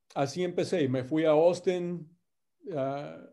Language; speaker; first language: Spanish; non-native, fluent; English